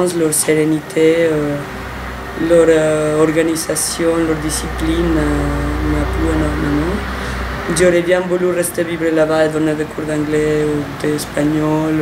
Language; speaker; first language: French; non-native, fluent; Spanish